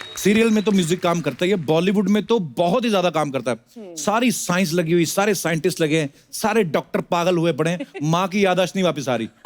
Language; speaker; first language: Hindi; non-native, local second language; Punjabi